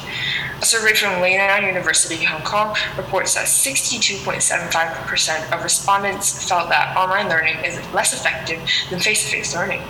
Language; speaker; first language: English; non-native, local second language; Cantonese